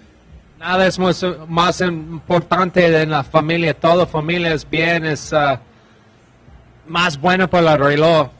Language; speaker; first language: Spanish; non-native, learner; English